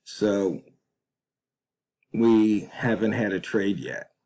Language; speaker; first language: English; native; English